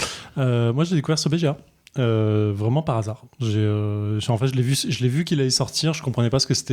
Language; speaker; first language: French; native; French